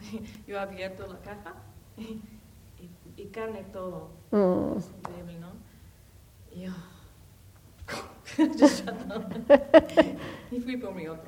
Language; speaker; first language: Spanish; non-native, learner; English